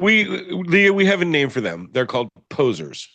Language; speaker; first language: English; native; English